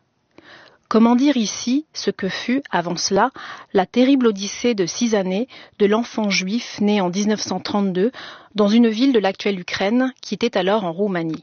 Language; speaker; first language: French; native; French